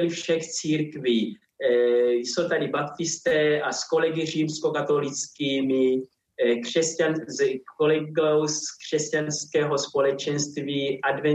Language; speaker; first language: Czech; non-native, fluent; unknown